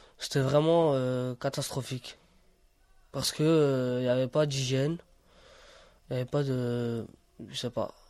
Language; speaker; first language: French; early bilingual, other home language; Romany